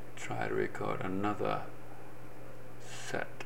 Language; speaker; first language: English; non-native, fluent; Japanese